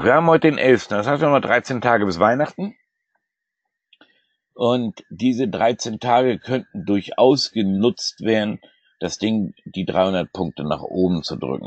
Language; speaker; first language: German; native; German